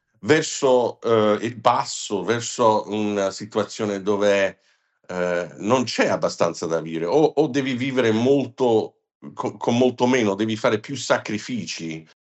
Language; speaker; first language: Italian; non-native, fluent; English